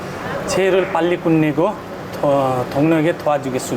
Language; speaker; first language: Korean; non-native, learner; Nepali